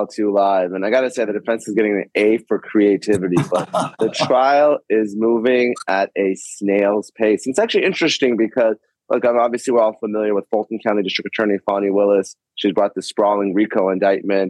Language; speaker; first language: English; native; English